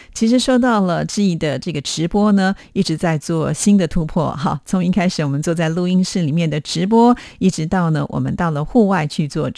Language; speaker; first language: Chinese; native; Chinese